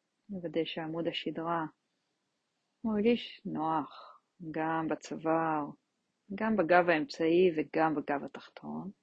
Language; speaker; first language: Hebrew; native; Hebrew